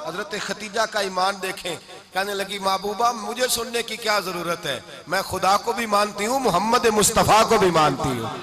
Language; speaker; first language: Hindi; non-native, local second language; Punjabi